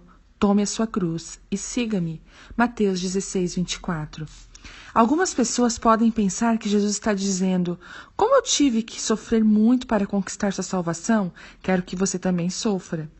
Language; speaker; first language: Portuguese; native; Portuguese